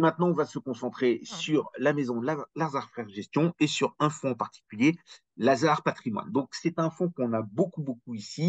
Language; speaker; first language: French; native; French